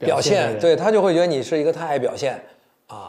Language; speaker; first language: Chinese; native; Chinese